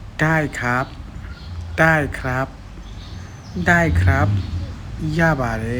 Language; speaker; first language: Thai; non-native, fluent; Burmese